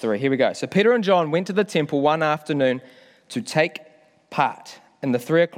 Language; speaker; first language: English; native; English